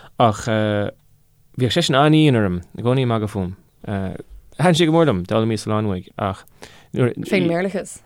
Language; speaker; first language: Irish; non-native, local second language; English